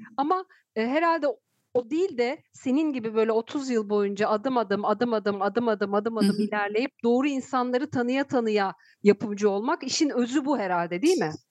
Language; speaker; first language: Turkish; native; Turkish